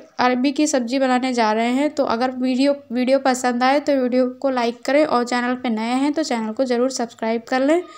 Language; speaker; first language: Hindi; native; Hindi